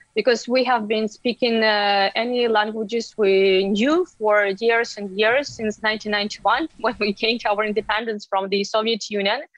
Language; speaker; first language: English; non-native, fluent; Ukrainian